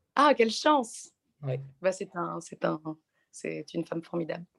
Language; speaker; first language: French; native; French